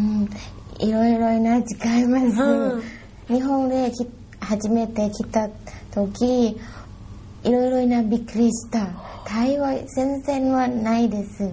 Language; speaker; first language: Japanese; non-native, learner; Thai